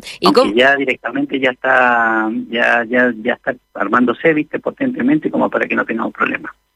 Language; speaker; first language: Spanish; native; Spanish